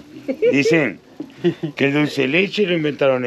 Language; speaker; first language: Spanish; native; Spanish